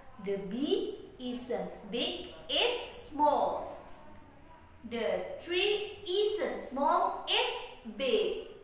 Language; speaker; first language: English; non-native, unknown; Indonesian